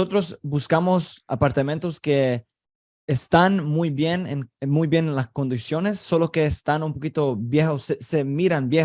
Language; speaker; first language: Spanish; early bilingual, heritage; Spanish